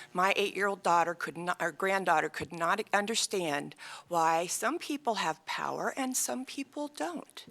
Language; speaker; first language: English; native; English